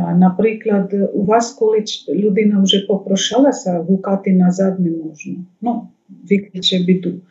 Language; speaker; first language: Ukrainian; non-native, fluent; Bangla